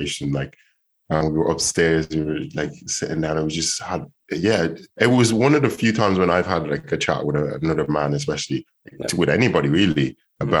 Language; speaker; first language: English; native; English